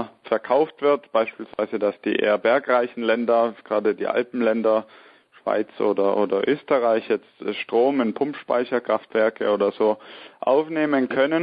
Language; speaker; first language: German; native; German